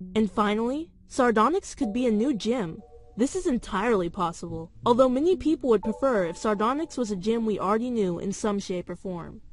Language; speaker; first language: English; native; English